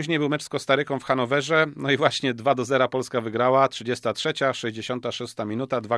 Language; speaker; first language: Polish; native; Polish